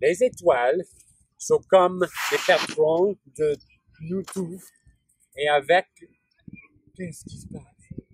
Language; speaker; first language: French; non-native, learner; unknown